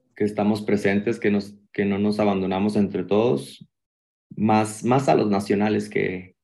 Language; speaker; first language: Spanish; native; Spanish